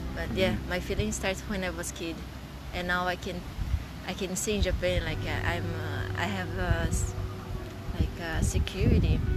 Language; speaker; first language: English; non-native, learner; Portuguese